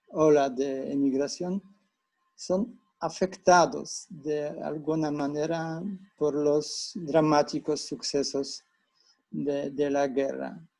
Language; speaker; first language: Spanish; non-native, fluent; Polish